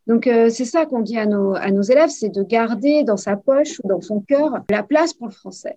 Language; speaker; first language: French; native; French